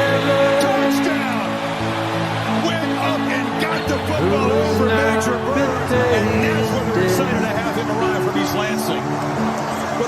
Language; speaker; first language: English; native; English